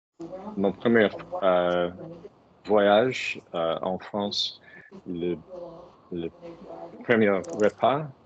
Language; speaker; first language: French; non-native, fluent; English